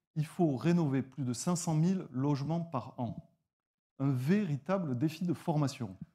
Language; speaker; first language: French; native; French